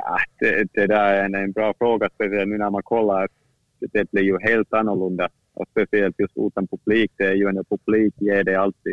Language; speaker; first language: Swedish; non-native, fluent; Finnish